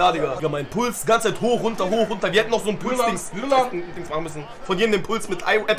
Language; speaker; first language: German; early bilingual, other home language; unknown